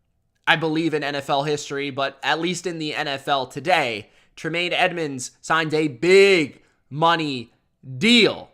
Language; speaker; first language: English; native; English